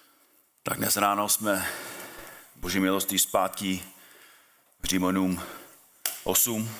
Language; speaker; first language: Czech; non-native, fluent; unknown